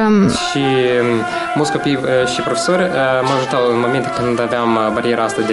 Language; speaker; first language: Romanian; non-native, local second language; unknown